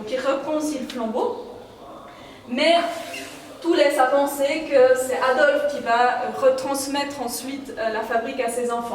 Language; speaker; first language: French; native; French